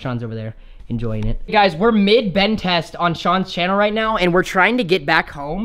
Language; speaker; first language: English; native; English